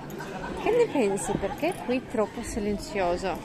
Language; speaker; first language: Italian; non-native, learner; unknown